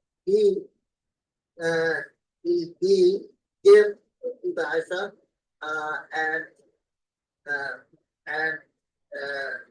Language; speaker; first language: English; non-native, learner; Bangla